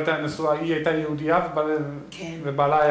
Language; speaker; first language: Hebrew; native; Hebrew